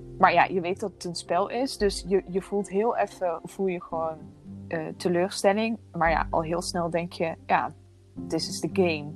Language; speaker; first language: Dutch; native; Dutch